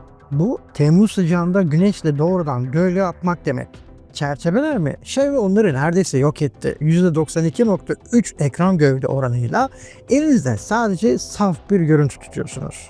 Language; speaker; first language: Turkish; native; Turkish